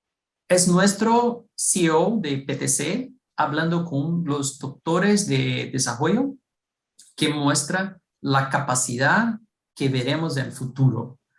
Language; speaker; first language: Spanish; non-native, fluent; Portuguese